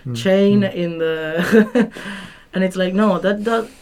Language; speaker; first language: English; non-native, fluent; Spanish